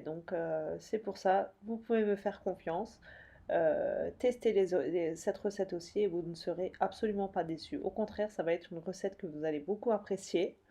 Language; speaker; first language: French; native; French